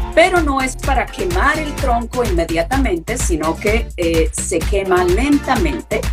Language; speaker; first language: Spanish; native; Spanish